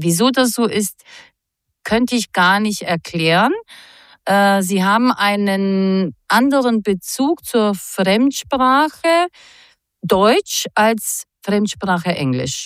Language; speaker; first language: German; non-native, fluent; Croatian